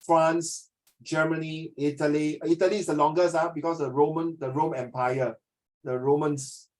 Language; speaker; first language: English; non-native, local second language; Chinese